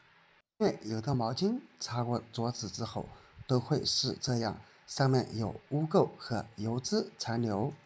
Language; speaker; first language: Chinese; native; Chinese